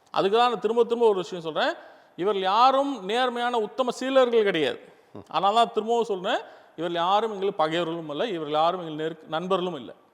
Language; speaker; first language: Tamil; non-native, local second language; Urdu